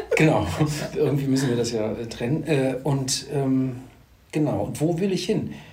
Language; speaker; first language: German; native; German